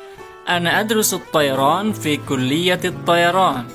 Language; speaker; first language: Arabic; non-native, fluent; Indonesian